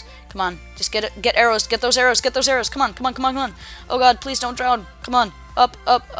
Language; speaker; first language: English; native; English